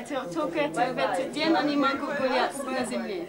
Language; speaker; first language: Russian; non-native, learner; English